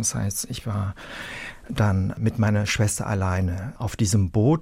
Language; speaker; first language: German; early bilingual, other home language; Vietnamese